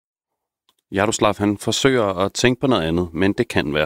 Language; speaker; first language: Danish; native; Danish